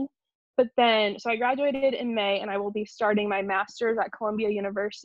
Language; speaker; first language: English; native; English